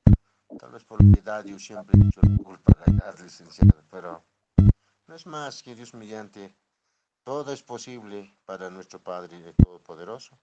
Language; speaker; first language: Spanish; non-native, local second language; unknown